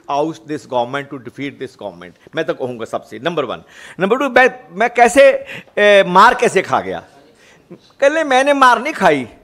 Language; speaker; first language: Hindi; non-native, local second language; Punjabi